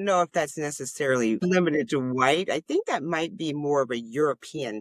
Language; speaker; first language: English; native; English